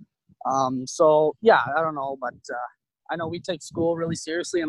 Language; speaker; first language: English; native; English